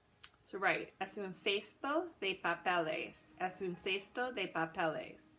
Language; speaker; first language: Spanish; non-native, fluent; English